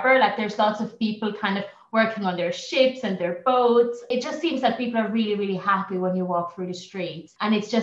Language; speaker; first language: English; non-native, fluent; German